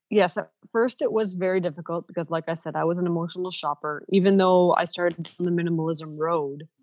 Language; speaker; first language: English; non-native, fluent; Ukrainian